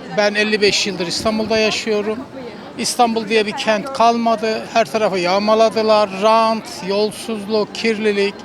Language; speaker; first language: Turkish; native; Turkish